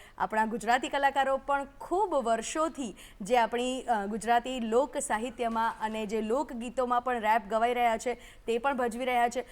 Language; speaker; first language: Gujarati; native; Gujarati